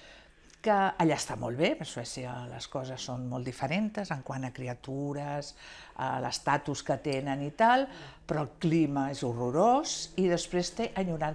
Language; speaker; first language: Catalan; non-native, local second language; Spanish